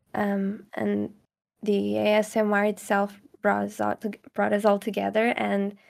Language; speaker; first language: English; non-native, fluent; Portuguese